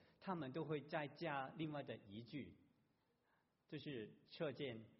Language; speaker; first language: Chinese; non-native, local second language; Cantonese